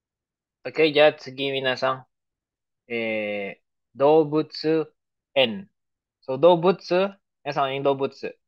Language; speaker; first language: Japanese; non-native, fluent; Filipino